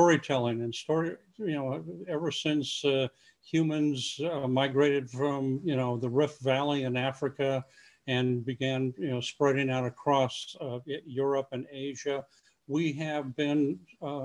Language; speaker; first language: English; native; English